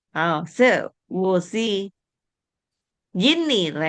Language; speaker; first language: Chinese; non-native, learner; Indonesian